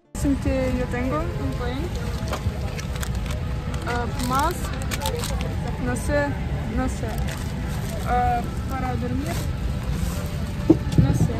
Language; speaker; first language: Spanish; non-native, learner; Russian